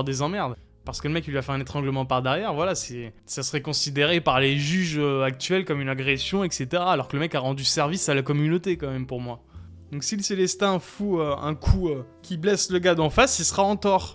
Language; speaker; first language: French; native; French